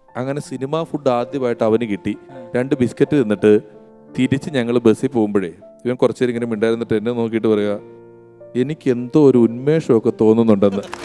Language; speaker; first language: Malayalam; native; Malayalam